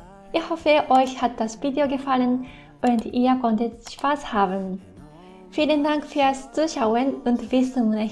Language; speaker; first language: German; non-native, fluent; Japanese